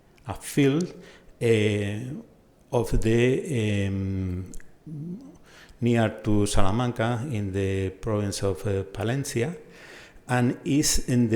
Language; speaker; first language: English; non-native, fluent; Spanish